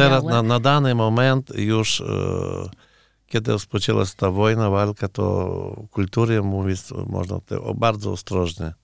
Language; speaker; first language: Polish; non-native, learner; Ukrainian